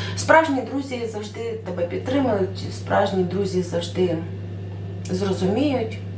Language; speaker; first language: Ukrainian; non-native, local second language; Russian